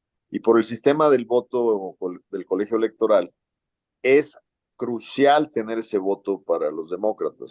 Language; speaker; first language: Spanish; native; Spanish